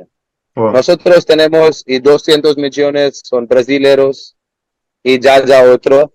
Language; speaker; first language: Spanish; non-native, learner; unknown